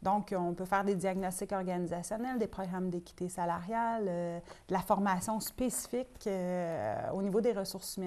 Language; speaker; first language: French; native; French